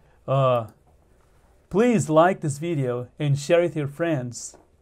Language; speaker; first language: English; non-native, fluent; Portuguese